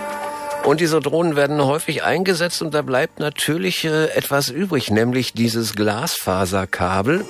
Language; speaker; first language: German; native; German